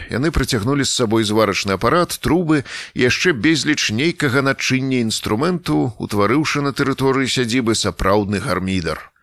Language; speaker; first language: Belarusian; native; Belarusian